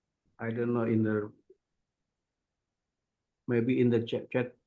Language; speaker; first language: English; non-native, learner; Indonesian